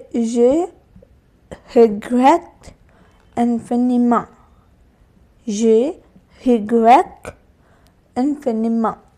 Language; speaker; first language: French; non-native, learner; Hindi